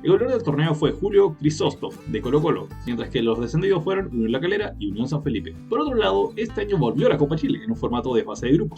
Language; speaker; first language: Spanish; native; Spanish